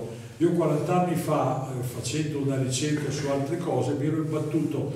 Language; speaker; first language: Italian; native; Italian